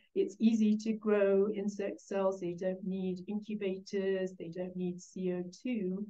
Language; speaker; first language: English; native; English